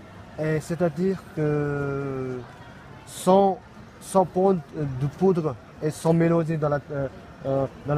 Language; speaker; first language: French; non-native, learner; Nepali